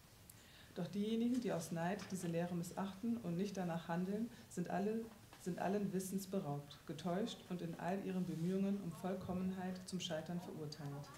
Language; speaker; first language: German; native; German